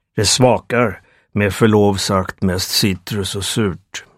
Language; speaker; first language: Swedish; native; Swedish